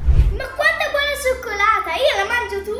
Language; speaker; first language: Italian; native; Italian